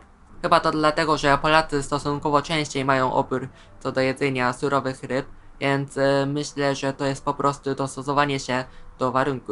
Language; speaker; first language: Polish; non-native, fluent; Japanese